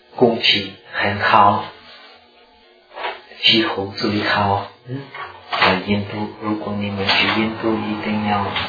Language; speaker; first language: Chinese; non-native, fluent; Czech